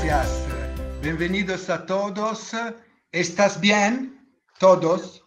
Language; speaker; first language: Spanish; non-native, learner; Italian